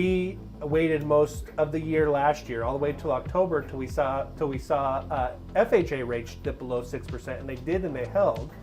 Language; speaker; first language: English; native; English